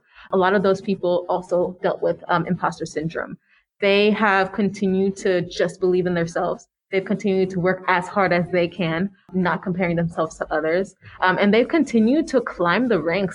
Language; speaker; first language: English; native; English